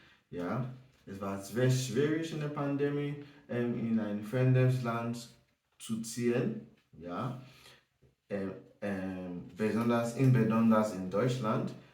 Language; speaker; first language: German; non-native, learner; English